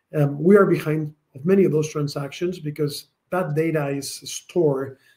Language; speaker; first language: English; non-native, fluent; Spanish